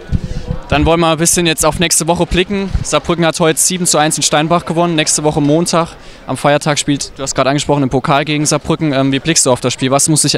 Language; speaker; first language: German; native; German